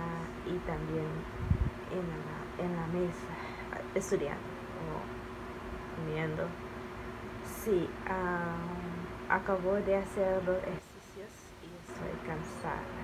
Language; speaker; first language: Spanish; non-native, learner; English